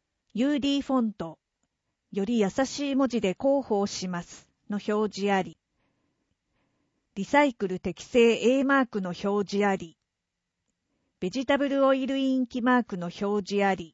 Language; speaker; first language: Japanese; native; Japanese